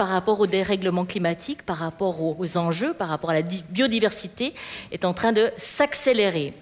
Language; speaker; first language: French; native; French